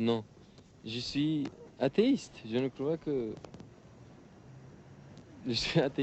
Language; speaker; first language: French; non-native, learner; Uzbek